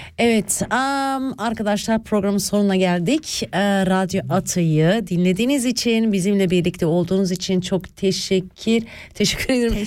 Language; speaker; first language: Turkish; early bilingual, heritage; Turkish